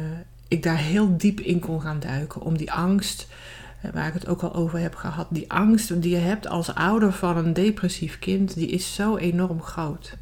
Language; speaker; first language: Dutch; native; Dutch